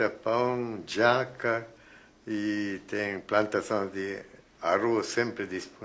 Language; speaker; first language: Portuguese; non-native, fluent; Sinhala